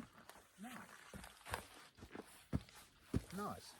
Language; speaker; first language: English; non-native, learner; Finnish